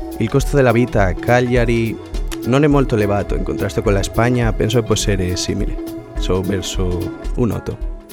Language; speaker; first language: Italian; non-native, learner; Spanish